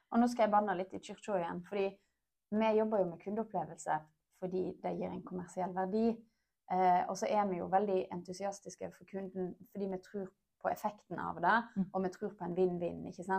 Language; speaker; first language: Norwegian; native; Norwegian